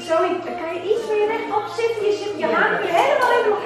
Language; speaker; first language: Dutch; native; Dutch